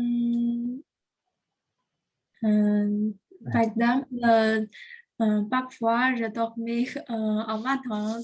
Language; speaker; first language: French; non-native, learner; Chinese